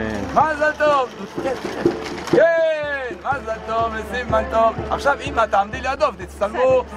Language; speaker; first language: Hebrew; non-native, fluent; Amharic